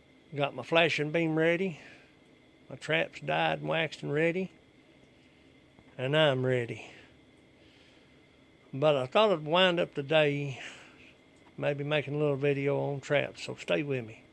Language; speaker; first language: English; native; English